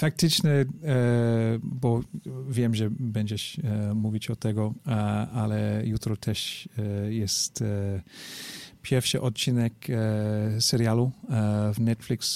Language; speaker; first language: Polish; non-native, learner; English